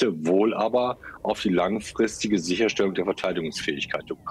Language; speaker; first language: German; native; German